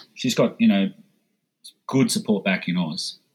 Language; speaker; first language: English; native; English